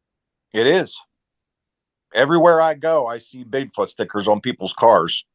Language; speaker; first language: English; native; English